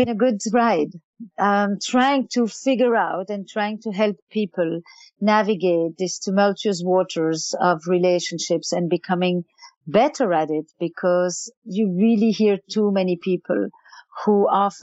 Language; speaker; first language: English; non-native, fluent; Yiddish